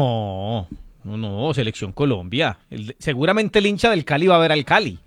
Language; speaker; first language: Spanish; native; Spanish